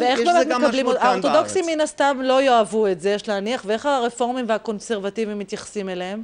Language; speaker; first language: Hebrew; native; Hebrew